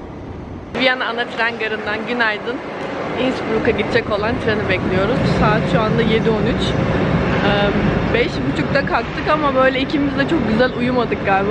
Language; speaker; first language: Turkish; native; Turkish